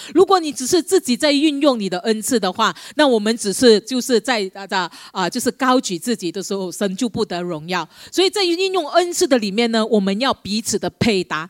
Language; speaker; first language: Chinese; native; Chinese